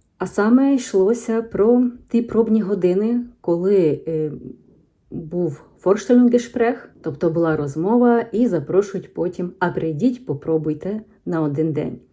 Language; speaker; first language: Ukrainian; native; Ukrainian